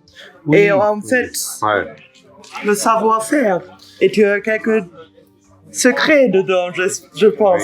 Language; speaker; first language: French; non-native, fluent; German